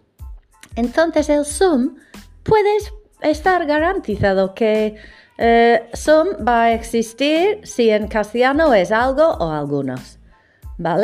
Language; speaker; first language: Spanish; non-native, fluent; English